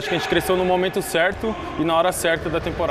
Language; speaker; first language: Portuguese; native; Portuguese